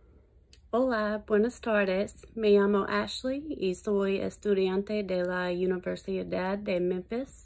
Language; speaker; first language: Spanish; non-native, learner; English